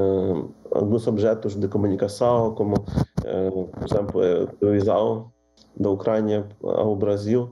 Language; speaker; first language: Portuguese; non-native, fluent; Ukrainian